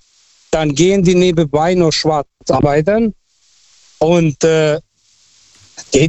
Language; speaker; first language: German; non-native, fluent; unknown